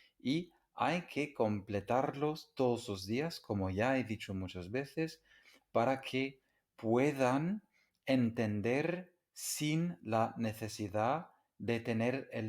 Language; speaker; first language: Spanish; non-native, fluent; English